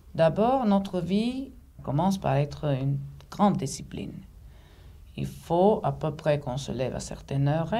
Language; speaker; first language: French; non-native, fluent; Greek